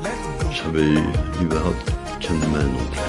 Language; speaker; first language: German; non-native, learner; French